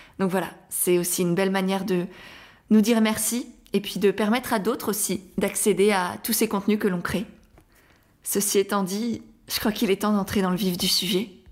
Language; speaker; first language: French; native; French